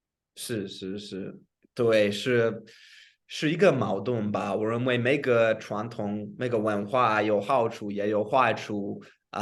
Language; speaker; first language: Chinese; non-native, fluent; English